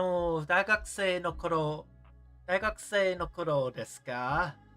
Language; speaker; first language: Japanese; non-native, learner; English